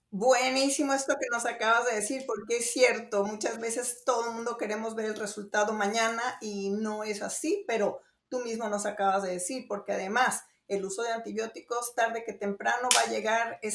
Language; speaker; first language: Spanish; native; Spanish